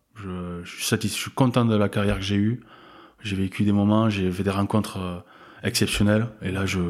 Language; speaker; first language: French; native; French